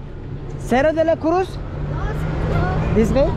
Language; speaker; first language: Spanish; non-native, learner; Turkish